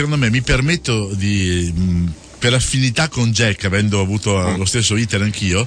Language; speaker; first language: Italian; native; Italian